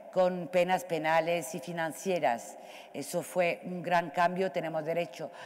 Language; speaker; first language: Spanish; non-native, fluent; Arabic